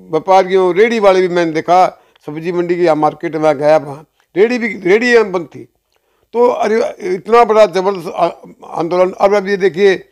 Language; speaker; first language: Hindi; native; Hindi